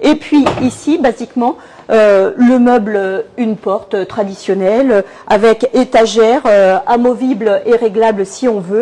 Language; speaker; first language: French; native; French